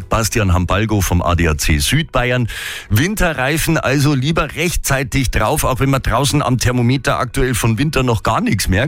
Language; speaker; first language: German; native; German